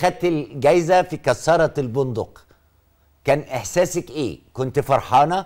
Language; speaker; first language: Arabic; native; Arabic